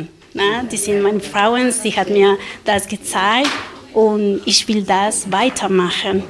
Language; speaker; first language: German; non-native, learner; Spanish